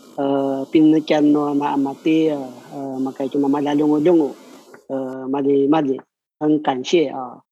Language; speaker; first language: Chinese; non-native, local second language; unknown